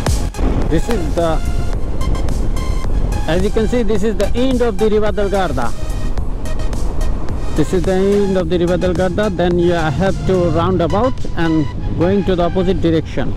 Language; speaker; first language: English; non-native, learner; Bangla